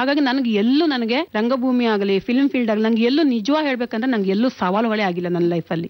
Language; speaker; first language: Kannada; non-native, local second language; Konkani